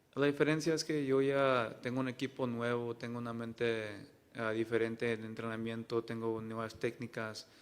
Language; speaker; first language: Spanish; early bilingual, heritage; Spanish